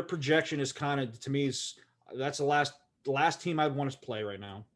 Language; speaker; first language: English; native; English